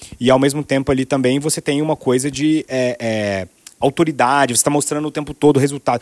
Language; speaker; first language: Portuguese; native; Portuguese